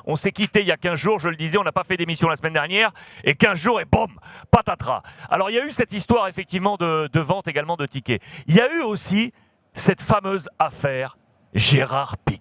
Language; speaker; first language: French; native; French